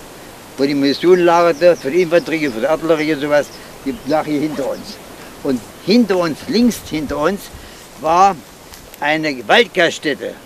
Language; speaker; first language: German; native; German